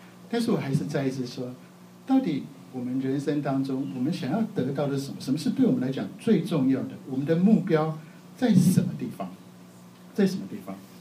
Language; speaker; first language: Chinese; native; Chinese